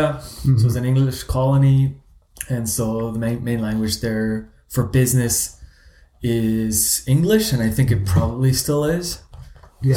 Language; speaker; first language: English; native; English